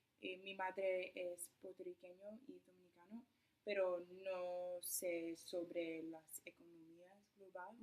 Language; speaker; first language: Spanish; non-native, learner; English